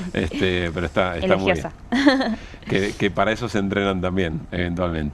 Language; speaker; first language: Spanish; native; Spanish